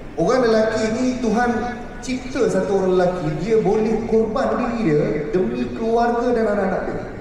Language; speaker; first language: Malay; native; Malay